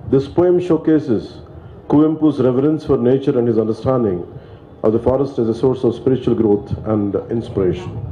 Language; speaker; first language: English; non-native, local second language; Kannada